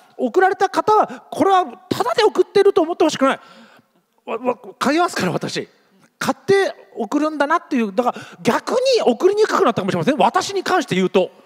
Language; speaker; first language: Japanese; native; Japanese